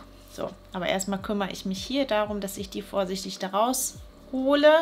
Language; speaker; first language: German; native; German